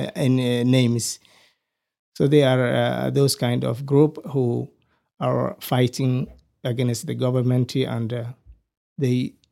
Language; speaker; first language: English; non-native, fluent; Somali